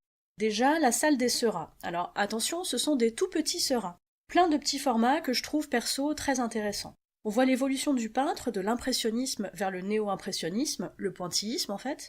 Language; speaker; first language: French; native; French